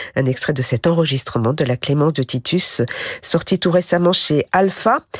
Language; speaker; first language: French; native; French